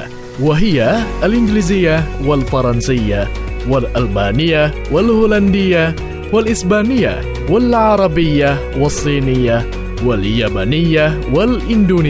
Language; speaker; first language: Arabic; non-native, fluent; Indonesian